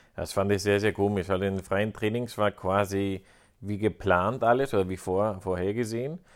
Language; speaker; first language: German; non-native, fluent; Spanish